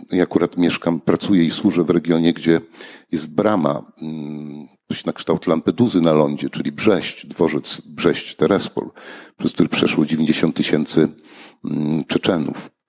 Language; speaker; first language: Polish; native; Polish